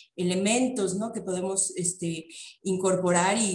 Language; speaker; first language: Spanish; native; Spanish